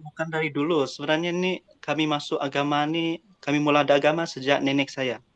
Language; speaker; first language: Malay; non-native, local second language; Central Dusun